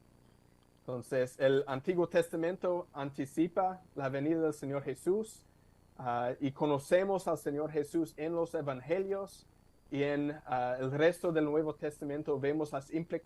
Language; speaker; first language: Spanish; non-native, fluent; English